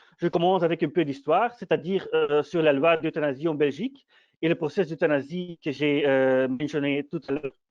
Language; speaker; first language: French; non-native, fluent; Dutch